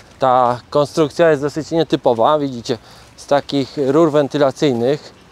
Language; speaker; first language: Polish; native; Polish